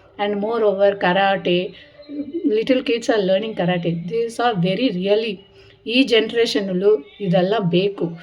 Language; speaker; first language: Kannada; non-native, local second language; Telugu